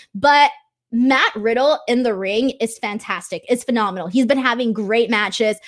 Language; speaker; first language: English; native; English